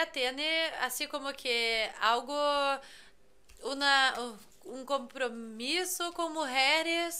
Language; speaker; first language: Spanish; non-native, fluent; Portuguese